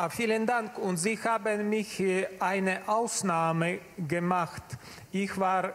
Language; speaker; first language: German; non-native, learner; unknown